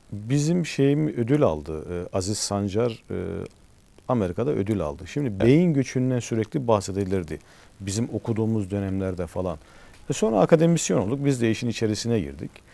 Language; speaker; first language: Turkish; native; Turkish